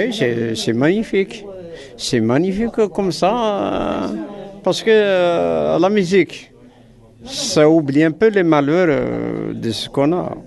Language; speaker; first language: French; non-native, learner; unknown